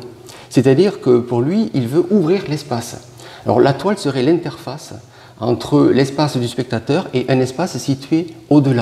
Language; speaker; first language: French; native; French